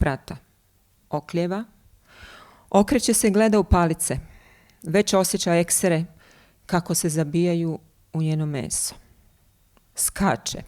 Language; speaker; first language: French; non-native, fluent; Bosnian